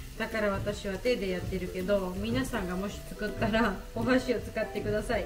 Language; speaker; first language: Japanese; non-native, learner; Georgian